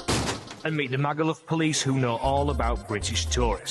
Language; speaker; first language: English; native; English